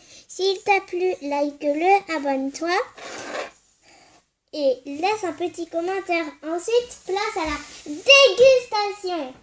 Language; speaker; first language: French; native; French